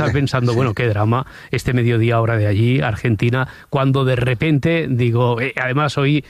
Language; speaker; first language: Spanish; native; Spanish